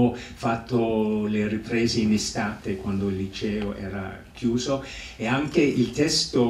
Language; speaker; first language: Italian; non-native, fluent; English